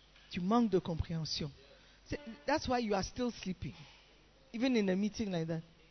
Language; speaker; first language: English; non-native, local second language; Akan